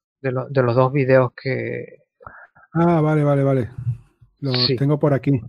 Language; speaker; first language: Spanish; native; Spanish